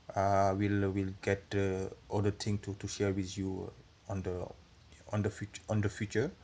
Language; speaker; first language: English; non-native, learner; Wolof